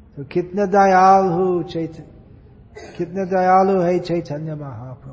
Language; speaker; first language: Hindi; non-native, fluent; English